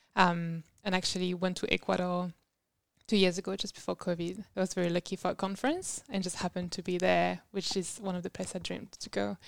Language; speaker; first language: English; non-native, fluent; French